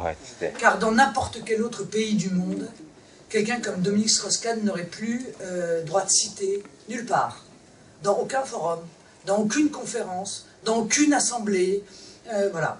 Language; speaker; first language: French; native; French